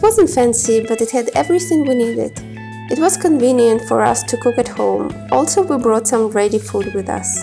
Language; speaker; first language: English; non-native, fluent; Kazakh